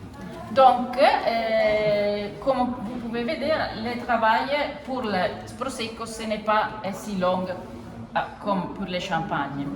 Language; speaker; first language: French; non-native, fluent; Italian